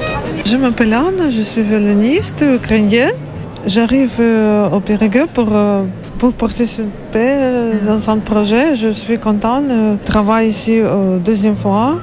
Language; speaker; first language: French; non-native, learner; Ukrainian